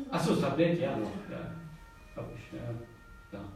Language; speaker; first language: German; native; German